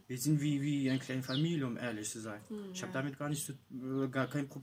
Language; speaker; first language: German; non-native, fluent; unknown